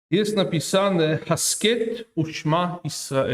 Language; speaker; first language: Polish; non-native, fluent; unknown